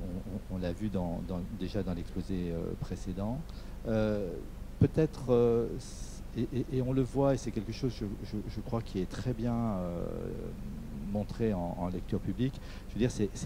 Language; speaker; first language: French; native; French